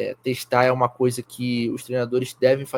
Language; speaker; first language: Portuguese; native; Portuguese